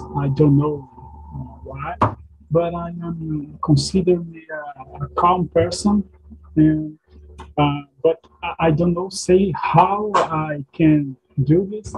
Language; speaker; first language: English; non-native, learner; Portuguese